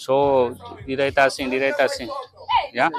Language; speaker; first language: Portuguese; non-native, learner; Vietnamese